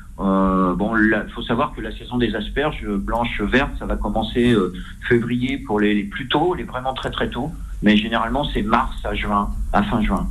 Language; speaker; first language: French; native; French